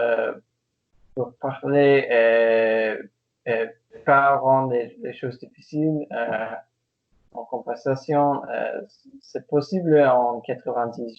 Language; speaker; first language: French; non-native, learner; English